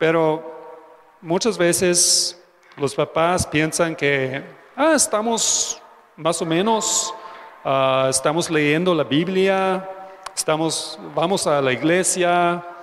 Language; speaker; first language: Spanish; non-native, fluent; English